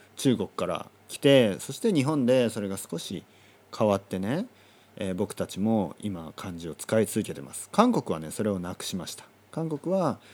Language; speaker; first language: Japanese; native; Japanese